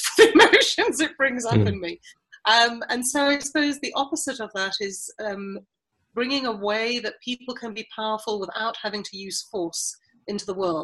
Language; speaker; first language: English; native; English